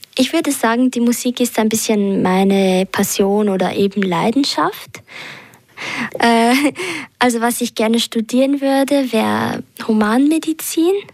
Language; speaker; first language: German; early bilingual, other home language; Albanian